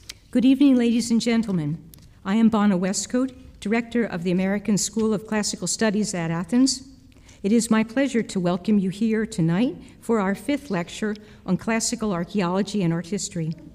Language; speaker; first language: English; native; English